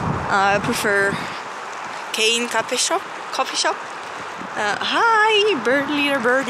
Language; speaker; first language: English; non-native, fluent; French